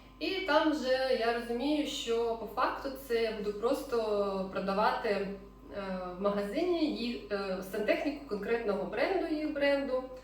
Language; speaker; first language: Ukrainian; non-native, local second language; Russian